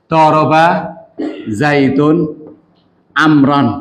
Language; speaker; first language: Arabic; non-native, fluent; Western Cham